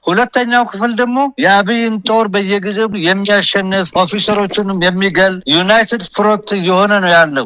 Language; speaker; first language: Amharic; non-native, local second language; Oromo